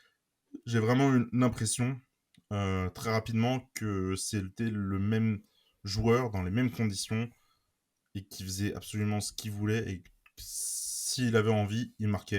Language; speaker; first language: French; native; French